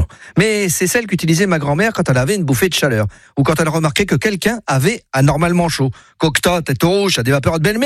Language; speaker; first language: French; native; French